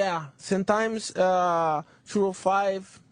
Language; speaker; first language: English; non-native, learner; Portuguese